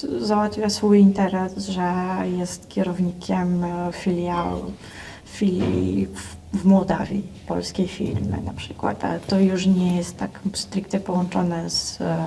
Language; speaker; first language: Polish; non-native, fluent; Russian